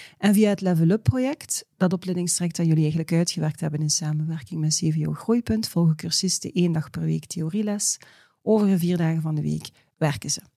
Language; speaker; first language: Dutch; native; Dutch